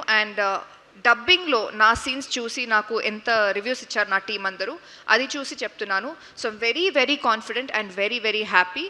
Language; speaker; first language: Telugu; non-native, learner; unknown